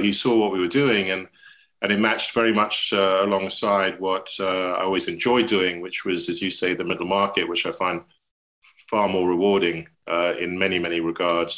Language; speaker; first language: English; native; English